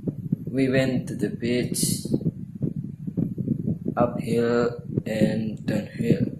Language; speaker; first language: English; non-native, learner; Indonesian